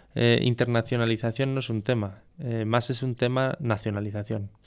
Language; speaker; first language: Spanish; non-native, fluent; French